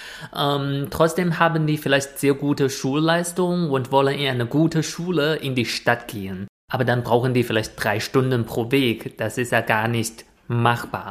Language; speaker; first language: German; non-native, fluent; Chinese